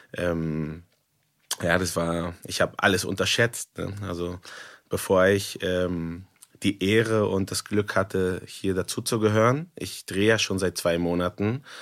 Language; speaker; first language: German; non-native, fluent; Spanish